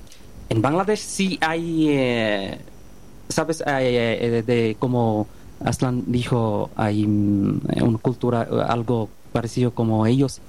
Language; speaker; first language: Spanish; non-native, learner; Bangla